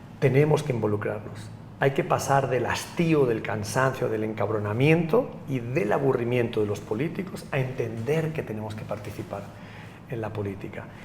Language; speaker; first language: Spanish; native; Spanish